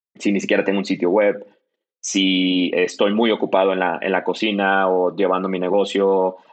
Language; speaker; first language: Spanish; native; Spanish